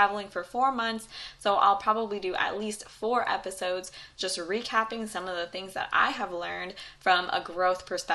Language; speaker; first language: English; native; English